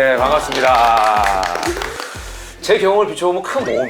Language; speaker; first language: Korean; native; Korean